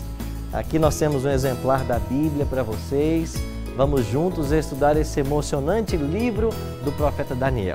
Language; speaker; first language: Portuguese; native; Portuguese